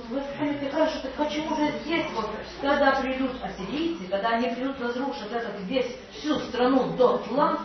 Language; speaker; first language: Russian; native; Russian